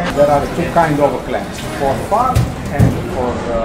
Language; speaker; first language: English; non-native, learner; Italian